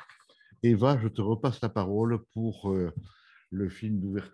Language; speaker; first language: French; native; French